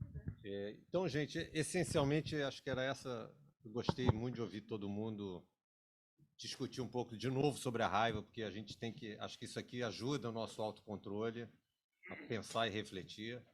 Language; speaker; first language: Portuguese; native; Portuguese